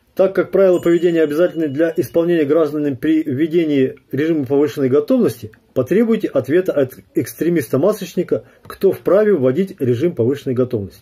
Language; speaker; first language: Russian; native; Russian